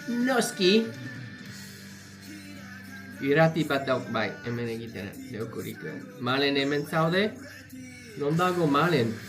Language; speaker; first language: Basque; non-native, learner; English